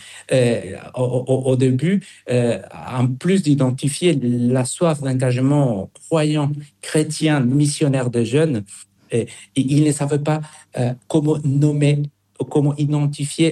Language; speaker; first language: French; non-native, fluent; Spanish